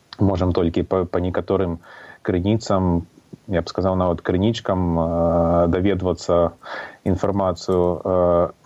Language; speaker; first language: Belarusian; non-native, local second language; Russian